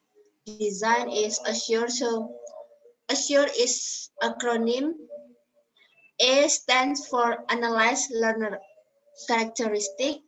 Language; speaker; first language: English; non-native, learner; Indonesian